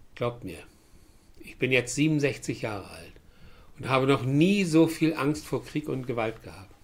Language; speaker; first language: German; native; German